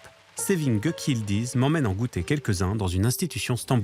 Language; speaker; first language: French; native; French